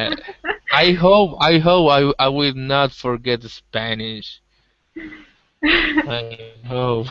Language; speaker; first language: English; non-native, learner; Spanish